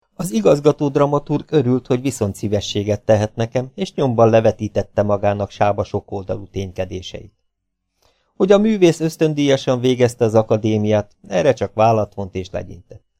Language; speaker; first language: Hungarian; native; Hungarian